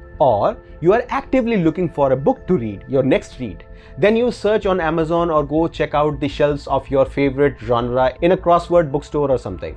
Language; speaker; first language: English; non-native, local second language; Hindi